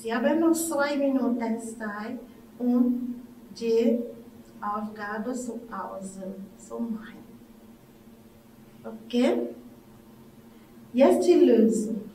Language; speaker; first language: German; non-native, fluent; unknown